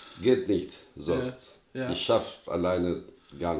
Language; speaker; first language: German; non-native, learner; Albanian